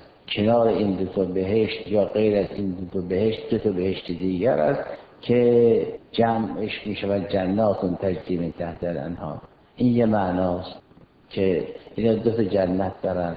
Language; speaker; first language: Persian; native; Persian